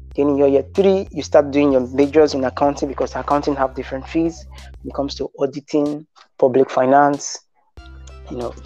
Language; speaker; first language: English; non-native, local second language; Bini